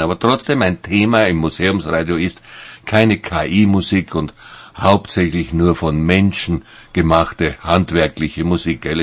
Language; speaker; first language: German; native; German